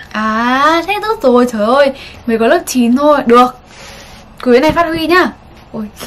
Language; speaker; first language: Vietnamese; native; Vietnamese